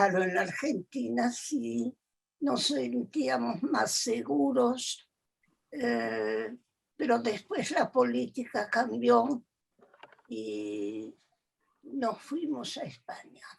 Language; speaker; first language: Spanish; early bilingual, other home language; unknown